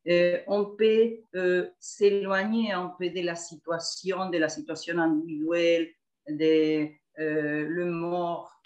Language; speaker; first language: French; non-native, fluent; Spanish